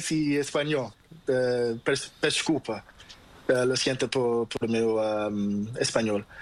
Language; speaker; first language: Spanish; non-native, learner; Portuguese